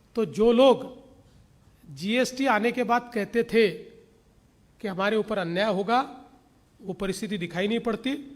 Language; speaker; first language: Hindi; non-native, local second language; Marathi